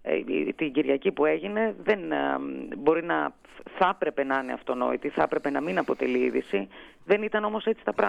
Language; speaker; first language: Greek; native; Greek